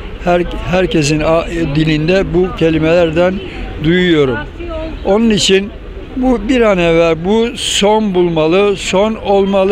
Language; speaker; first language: Turkish; native; Turkish